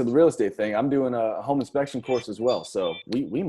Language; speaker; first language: English; native; English